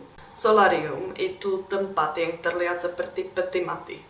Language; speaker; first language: Indonesian; non-native, fluent; Czech